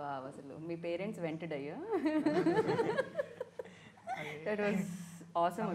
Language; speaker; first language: Telugu; native; Telugu